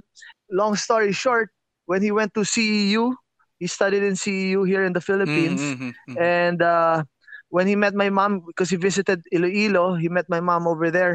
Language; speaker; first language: English; non-native, local second language; Filipino